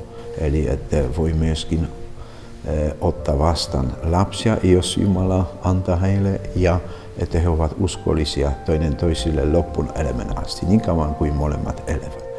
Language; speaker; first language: Finnish; non-native, fluent; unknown